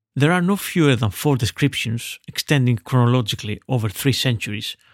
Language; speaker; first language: English; non-native, fluent; Greek